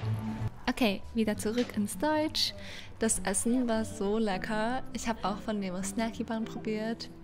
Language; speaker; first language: German; non-native, fluent; English